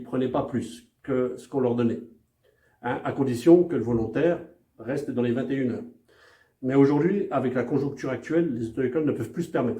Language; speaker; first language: French; native; French